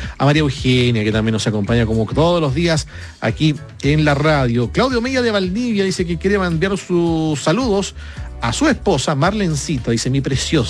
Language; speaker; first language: Spanish; native; Spanish